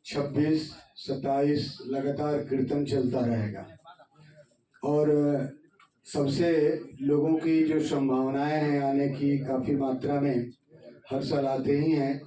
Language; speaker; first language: Hindi; native; Hindi